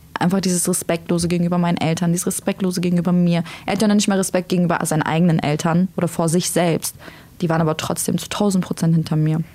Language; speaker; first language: German; early bilingual, other home language; Turkish